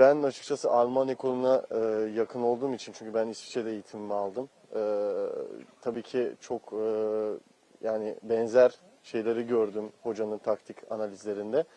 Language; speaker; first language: Turkish; early bilingual, heritage; Turkish